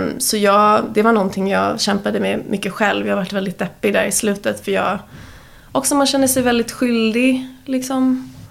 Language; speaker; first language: Swedish; early bilingual, heritage; Swedish